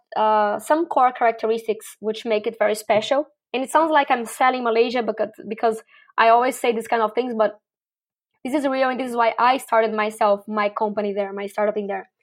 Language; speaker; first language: English; non-native, fluent; Portuguese